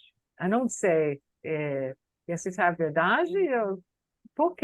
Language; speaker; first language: Portuguese; non-native, learner; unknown